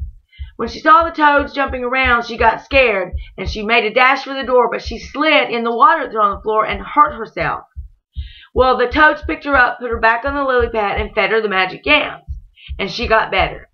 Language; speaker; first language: English; native; English